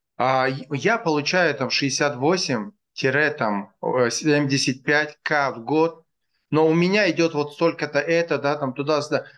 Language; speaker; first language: Russian; non-native, local second language; Tajik